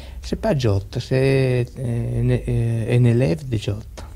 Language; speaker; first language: French; non-native, fluent; Italian